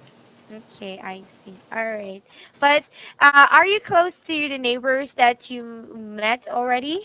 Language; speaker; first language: English; non-native, fluent; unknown